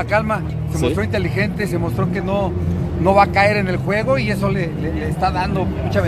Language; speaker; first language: Spanish; native; Spanish